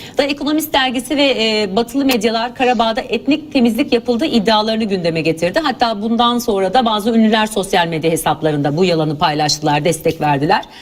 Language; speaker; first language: Turkish; native; Turkish